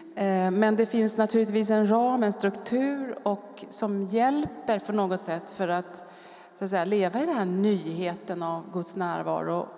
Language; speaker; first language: Swedish; native; Swedish